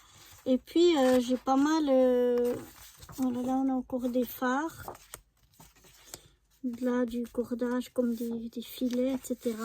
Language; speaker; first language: French; native; French